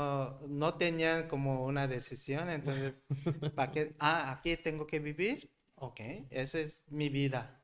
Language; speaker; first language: Spanish; non-native, learner; Korean